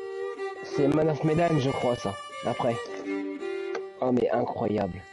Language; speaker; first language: French; native; French